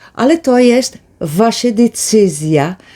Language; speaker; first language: Polish; early bilingual, heritage; Polish